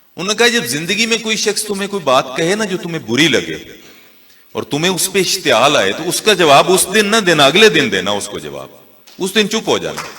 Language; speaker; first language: Urdu; non-native, local second language; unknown